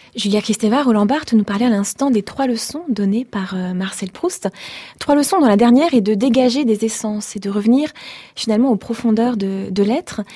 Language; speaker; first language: French; native; French